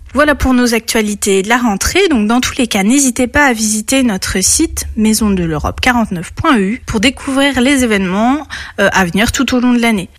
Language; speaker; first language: French; native; French